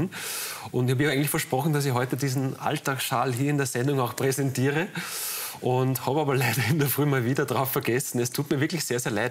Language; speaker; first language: German; native; German